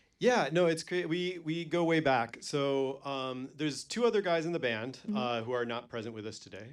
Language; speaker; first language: English; native; English